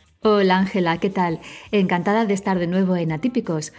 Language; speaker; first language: Spanish; native; Spanish